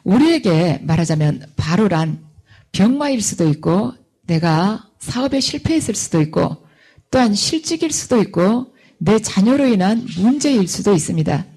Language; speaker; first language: Korean; native; Korean